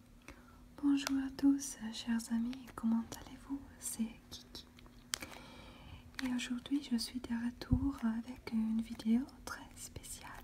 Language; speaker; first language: French; non-native, fluent; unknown